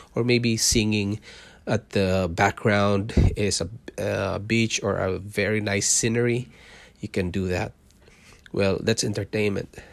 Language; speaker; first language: English; non-native, local second language; Cebuano